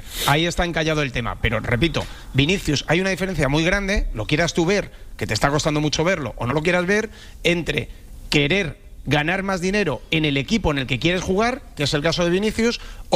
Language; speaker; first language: Spanish; native; Spanish